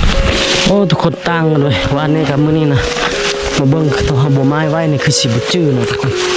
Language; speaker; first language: Thai; non-native, local second language; Lao